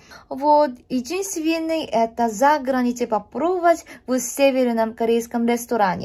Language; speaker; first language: Russian; non-native, learner; Korean